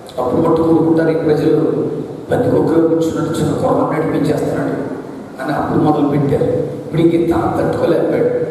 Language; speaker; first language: Telugu; non-native, local second language; Malayalam